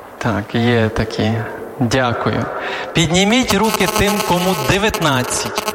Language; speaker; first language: Ukrainian; non-native, local second language; Hungarian